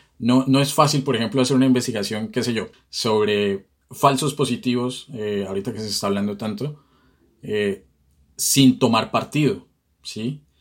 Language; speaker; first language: Spanish; native; Spanish